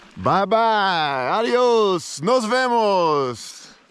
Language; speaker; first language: English; native; English